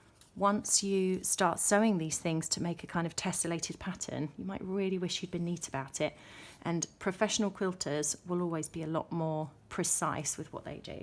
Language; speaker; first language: English; native; English